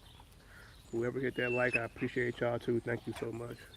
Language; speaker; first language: English; native; English